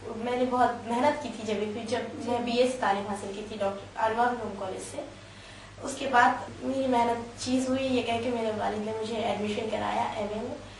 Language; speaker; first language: Urdu; native; Urdu